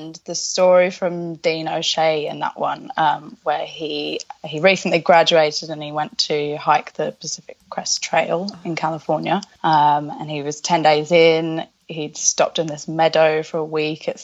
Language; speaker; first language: English; native; English